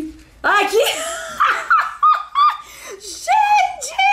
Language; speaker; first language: Portuguese; non-native, learner; Russian